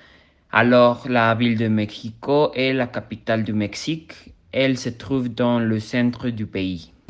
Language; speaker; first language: French; non-native, learner; Spanish